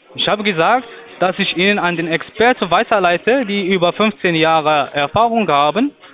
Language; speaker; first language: German; non-native, learner; Arabic